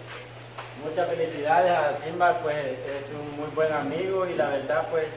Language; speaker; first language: Spanish; native; Spanish